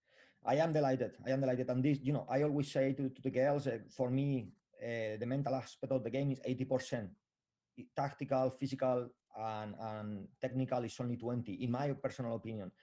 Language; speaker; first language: English; non-native, fluent; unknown